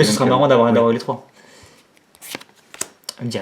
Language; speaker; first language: French; native; French